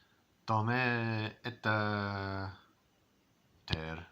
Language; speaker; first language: French; non-native, learner; English